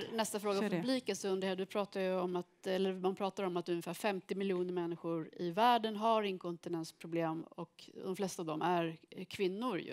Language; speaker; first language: Swedish; native; Swedish